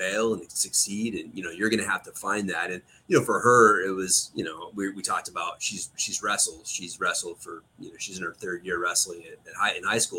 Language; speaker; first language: English; native; English